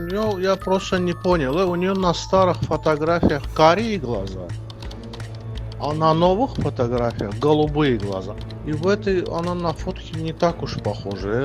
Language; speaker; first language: Russian; non-native, local second language; Azerbaijani